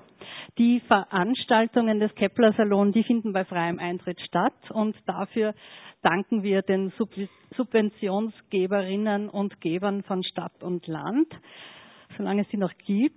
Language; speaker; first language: German; native; German